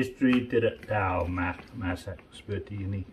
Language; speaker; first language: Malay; non-native, learner; English